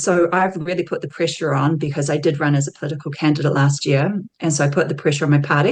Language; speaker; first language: English; native; English